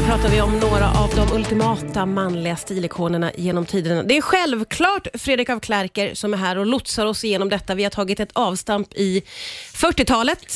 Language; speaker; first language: Swedish; native; Swedish